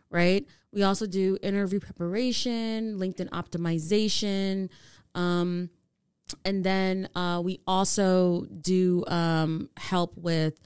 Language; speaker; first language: English; native; English